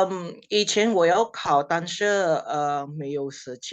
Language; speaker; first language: Chinese; non-native, learner; Indonesian